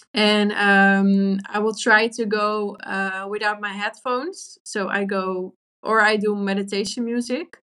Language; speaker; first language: English; non-native, fluent; Dutch